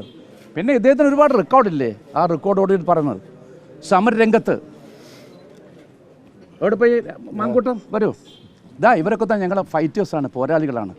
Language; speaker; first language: Malayalam; native; Malayalam